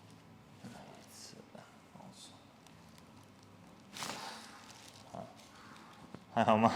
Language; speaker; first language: Chinese; non-native, fluent; English